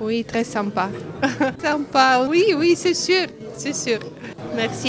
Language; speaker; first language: French; non-native, learner; Serbian